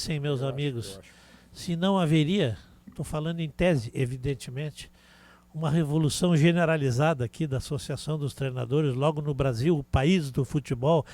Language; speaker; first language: Portuguese; native; Portuguese